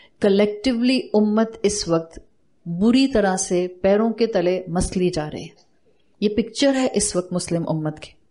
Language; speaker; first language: Urdu; native; Urdu